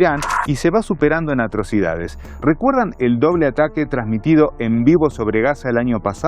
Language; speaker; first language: Spanish; native; Spanish